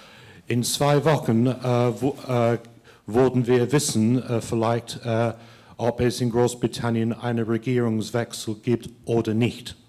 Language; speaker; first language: German; non-native, fluent; English